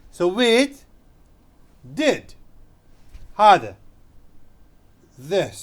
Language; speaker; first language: Arabic; non-native, fluent; Urdu